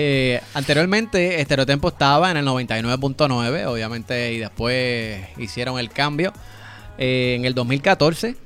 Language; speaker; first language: Spanish; native; Spanish